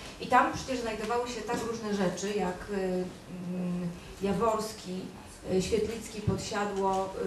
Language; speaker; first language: Polish; native; Polish